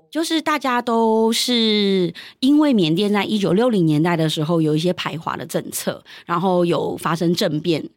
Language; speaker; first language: Chinese; early bilingual, heritage; Chinese